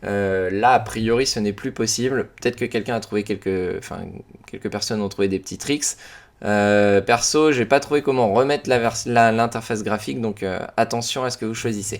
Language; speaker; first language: French; native; French